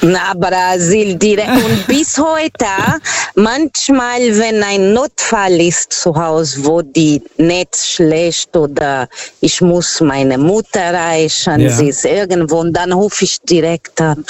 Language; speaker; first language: German; non-native, fluent; Portuguese